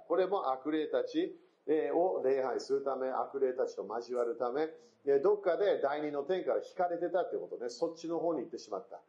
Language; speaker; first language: Japanese; non-native, fluent; English